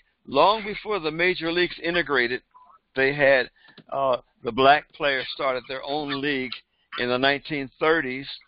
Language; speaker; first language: English; native; English